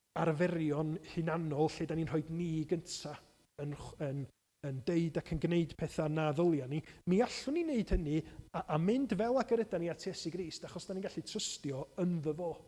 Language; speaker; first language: Welsh; native; Welsh